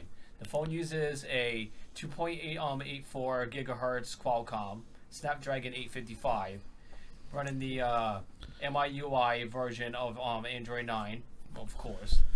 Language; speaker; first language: English; native; English